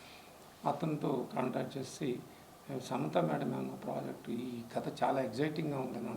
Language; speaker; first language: Telugu; native; Telugu